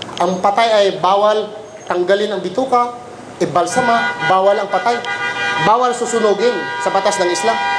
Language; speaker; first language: Filipino; non-native, local second language; Cebuano